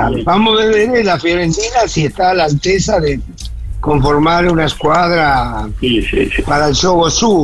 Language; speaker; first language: Italian; non-native, fluent; Spanish